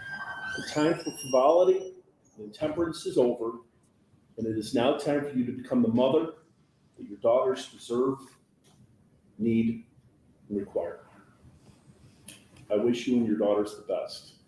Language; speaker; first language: English; native; English